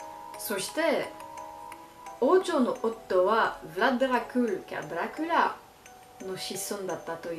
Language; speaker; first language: Japanese; non-native, learner; French